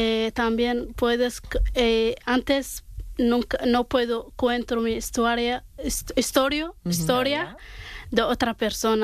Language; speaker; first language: Spanish; non-native, learner; Arabic